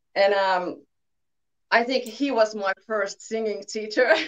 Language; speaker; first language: English; non-native, learner; Finnish